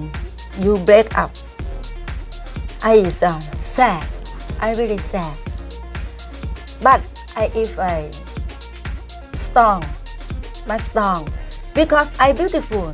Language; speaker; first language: English; non-native, learner; Thai